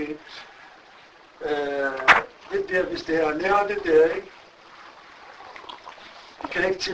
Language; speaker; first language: Danish; non-native, learner; Arabic